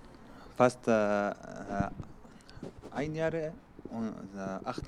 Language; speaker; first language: German; non-native, learner; Arabic